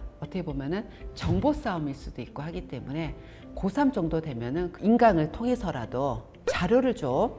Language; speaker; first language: Korean; native; Korean